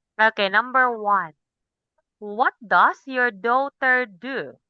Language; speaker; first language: English; non-native, local second language; Cebuano